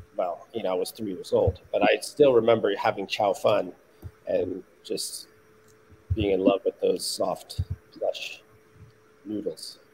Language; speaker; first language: English; native; English